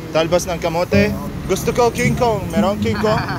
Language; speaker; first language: Filipino; non-native, learner; Arabic